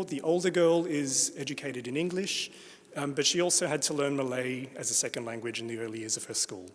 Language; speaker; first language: English; native; English